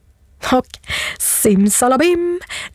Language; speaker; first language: Swedish; native; Swedish